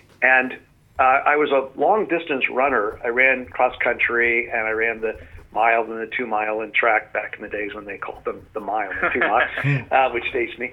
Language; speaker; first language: English; native; English